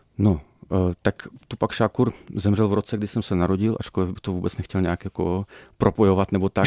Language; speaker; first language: Czech; early bilingual, other home language; Russian